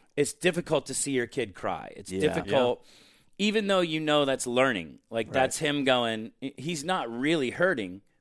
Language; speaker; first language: English; native; English